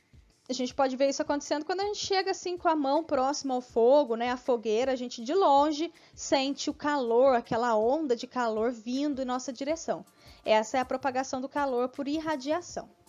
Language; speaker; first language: Portuguese; native; Portuguese